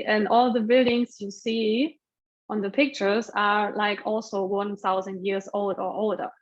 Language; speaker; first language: English; non-native, fluent; German